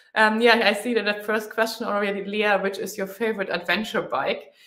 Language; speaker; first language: English; non-native, fluent; German